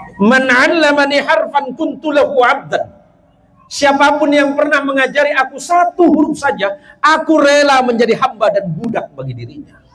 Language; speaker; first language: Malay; non-native, local second language; Madurese